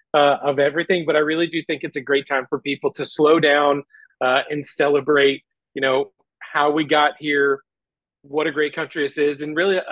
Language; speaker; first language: English; native; English